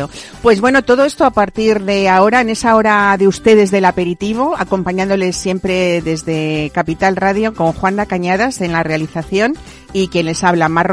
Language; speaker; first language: Spanish; native; Spanish